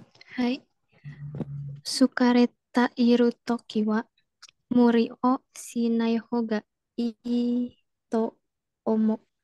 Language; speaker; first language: Japanese; non-native, learner; Indonesian